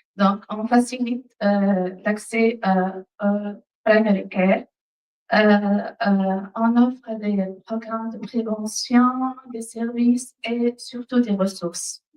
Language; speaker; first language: French; non-native, fluent; Arabic